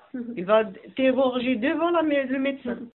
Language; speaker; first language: French; non-native, learner; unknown